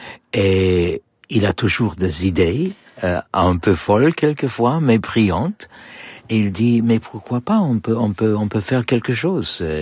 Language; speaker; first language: French; non-native, learner; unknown